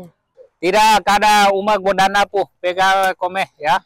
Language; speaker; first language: Portuguese; non-native, learner; Vietnamese